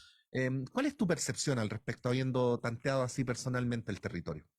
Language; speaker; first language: Spanish; native; Spanish